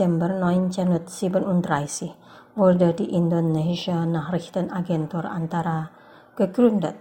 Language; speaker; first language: German; non-native, fluent; Indonesian